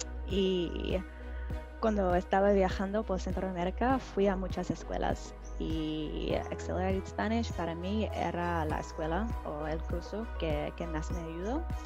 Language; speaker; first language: Spanish; non-native, fluent; English